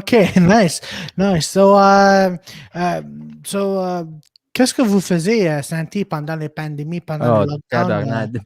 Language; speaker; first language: French; non-native, local second language; English